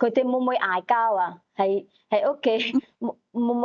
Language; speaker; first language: Cantonese; native; Cantonese